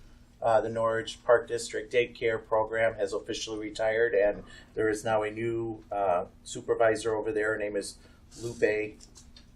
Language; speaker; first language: English; native; English